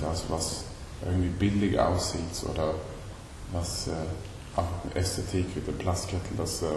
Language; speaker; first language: German; non-native, learner; Swedish